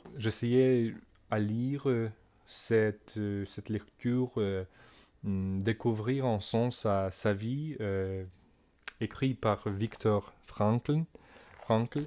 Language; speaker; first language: French; non-native, learner; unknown